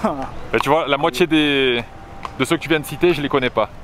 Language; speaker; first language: French; native; French